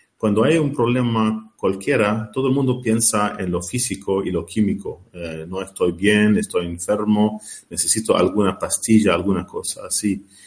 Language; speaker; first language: Spanish; non-native, learner; Arabic